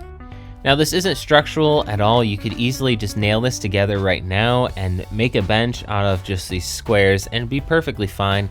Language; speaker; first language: English; native; English